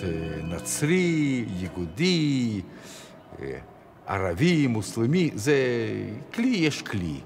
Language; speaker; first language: Hebrew; non-native, fluent; Russian